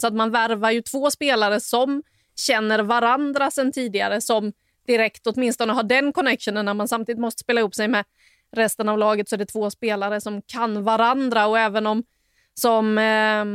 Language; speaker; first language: Swedish; native; Swedish